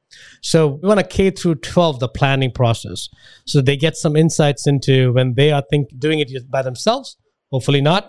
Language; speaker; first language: English; non-native, local second language; Hindi